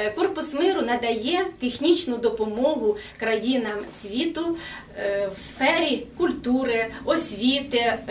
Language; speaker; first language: Ukrainian; non-native, fluent; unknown